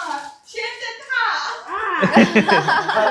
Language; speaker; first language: Chinese; non-native, learner; Marathi